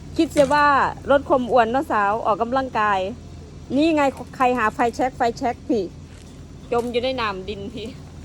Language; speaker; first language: Thai; native; Thai